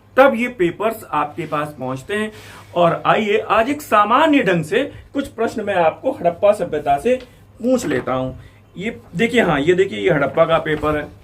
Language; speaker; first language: Hindi; native; Hindi